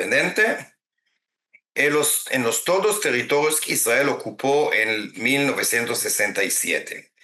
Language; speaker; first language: Spanish; non-native, fluent; Hebrew